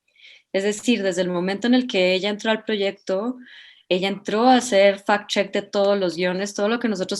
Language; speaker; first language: Spanish; native; Spanish